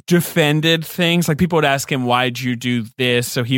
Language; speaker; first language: English; native; English